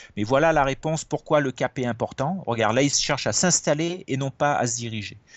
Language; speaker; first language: French; native; French